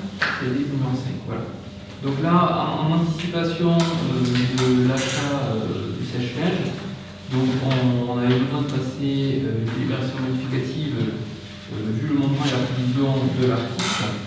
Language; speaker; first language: French; native; French